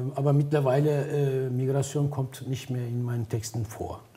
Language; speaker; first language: German; non-native, fluent; Turkish